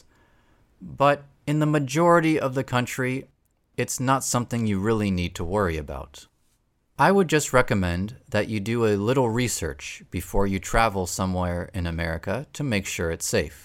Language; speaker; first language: English; native; English